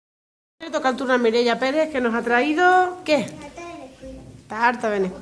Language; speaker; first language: Spanish; native; Spanish